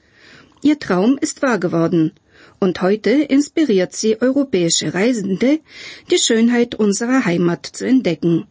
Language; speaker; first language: German; non-native, fluent; Bulgarian